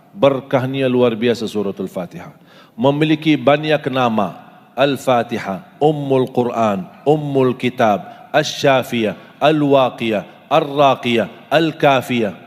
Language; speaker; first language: Malay; non-native, fluent; Arabic